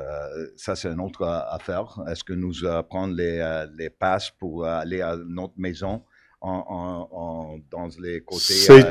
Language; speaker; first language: French; non-native, local second language; English